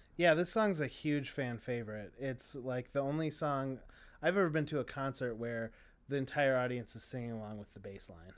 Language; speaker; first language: English; native; English